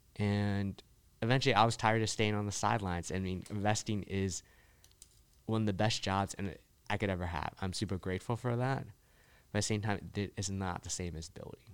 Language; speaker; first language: English; early bilingual, other home language; Chinese